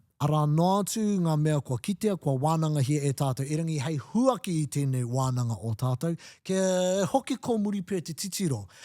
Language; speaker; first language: Māori; non-native, local second language; English